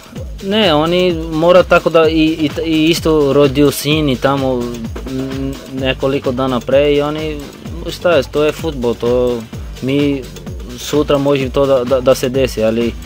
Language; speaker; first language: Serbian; non-native, learner; Portuguese